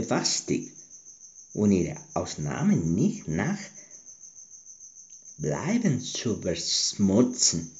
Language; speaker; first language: German; non-native, learner; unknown